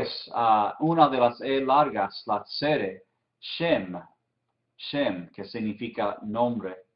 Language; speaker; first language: Spanish; non-native, fluent; English